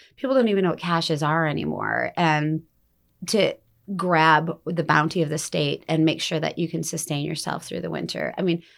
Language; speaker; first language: English; native; English